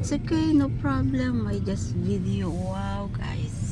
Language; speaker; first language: English; non-native, local second language; Filipino